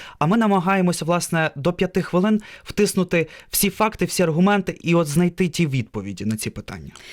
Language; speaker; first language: Ukrainian; non-native, local second language; Russian